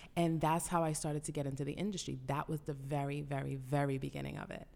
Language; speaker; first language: English; early bilingual, other home language; Spanish